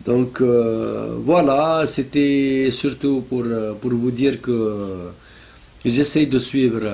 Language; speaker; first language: French; non-native, local second language; Arabic